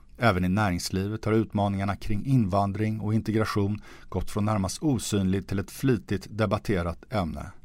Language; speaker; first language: Swedish; native; Swedish